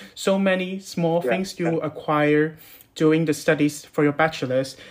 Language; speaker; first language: English; non-native, local second language; Cantonese